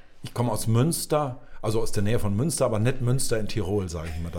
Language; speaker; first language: German; native; German